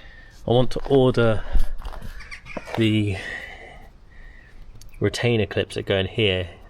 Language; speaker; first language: English; native; English